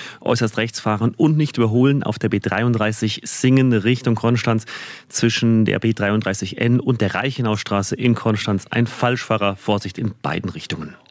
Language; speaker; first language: German; non-native, fluent; Slovak